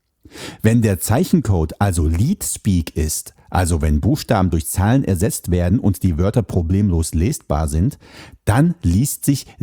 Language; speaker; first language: German; native; German